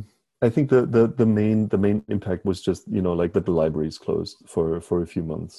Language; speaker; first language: English; non-native, fluent; German